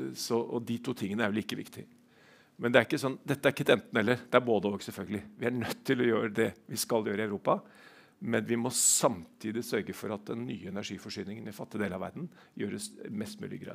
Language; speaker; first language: Norwegian; native; Norwegian